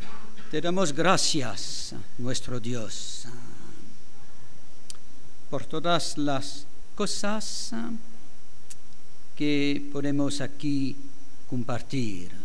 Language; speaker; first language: Spanish; non-native, fluent; French